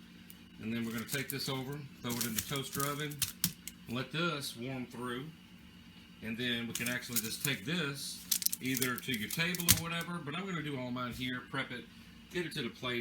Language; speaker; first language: English; native; English